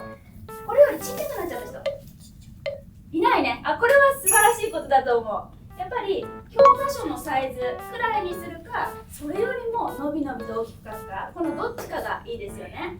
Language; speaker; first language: Japanese; native; Japanese